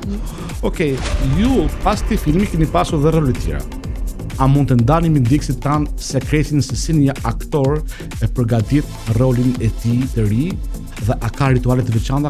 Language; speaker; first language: Albanian; native; Albanian